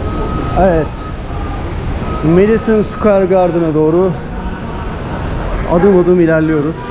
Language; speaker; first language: Turkish; native; Turkish